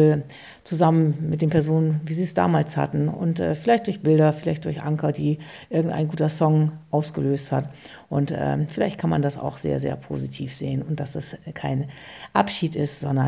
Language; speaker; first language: German; native; German